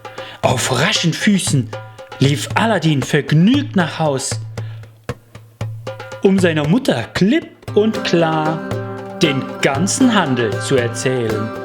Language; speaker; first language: German; native; German